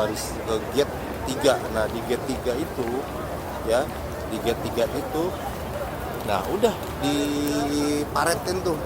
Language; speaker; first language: Indonesian; native; Indonesian